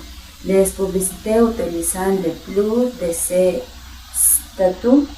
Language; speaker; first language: French; non-native, learner; Spanish